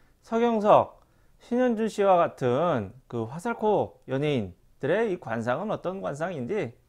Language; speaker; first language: Korean; native; Korean